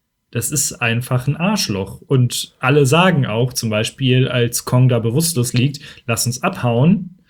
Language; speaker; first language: German; native; German